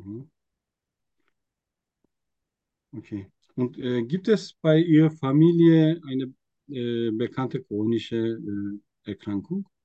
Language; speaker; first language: German; non-native, fluent; Turkish